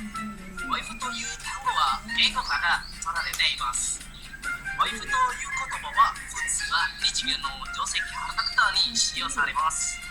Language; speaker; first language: Japanese; non-native, learner; Indonesian